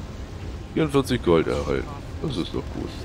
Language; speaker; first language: German; native; German